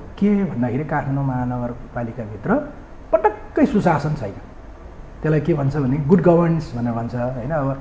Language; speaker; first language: Nepali; non-native, local second language; Newari